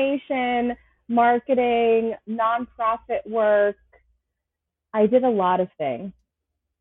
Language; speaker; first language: English; native; English